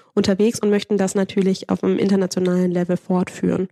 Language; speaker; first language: German; early bilingual, other home language; Spanish